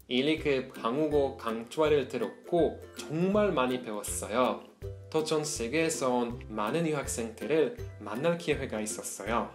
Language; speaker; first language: Korean; non-native, learner; Norwegian